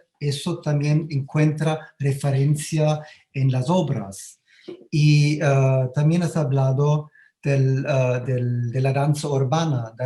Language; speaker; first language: Spanish; non-native, fluent; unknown